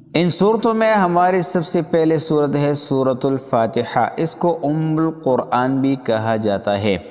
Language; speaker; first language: Urdu; non-native, local second language; Pashto